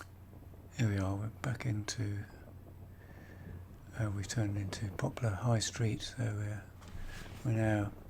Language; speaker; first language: English; native; English